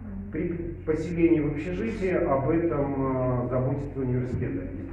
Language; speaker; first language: Russian; native; Russian